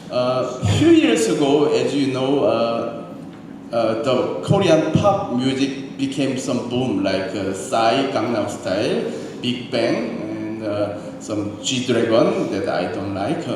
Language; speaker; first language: English; non-native, learner; Korean